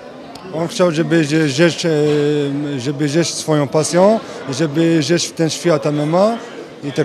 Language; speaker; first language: Polish; early bilingual, heritage; Polish